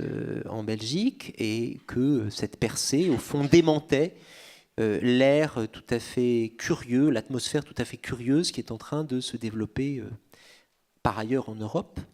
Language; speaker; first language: French; native; French